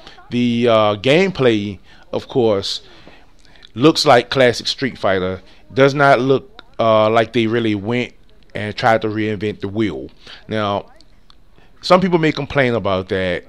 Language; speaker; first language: English; native; English